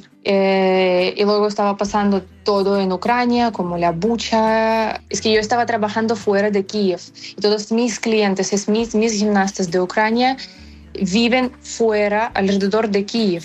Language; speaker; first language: Spanish; non-native, fluent; Ukrainian